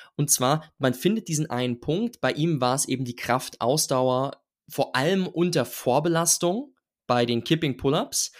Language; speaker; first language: German; native; German